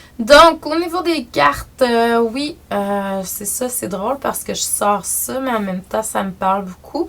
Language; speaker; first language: French; native; French